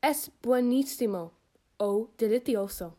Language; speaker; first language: Spanish; non-native, learner; English